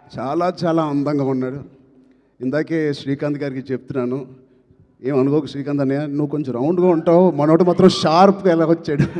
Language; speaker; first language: Telugu; native; Telugu